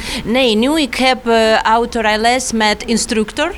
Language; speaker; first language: Dutch; non-native, learner; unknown